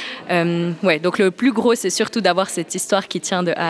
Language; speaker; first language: French; native; French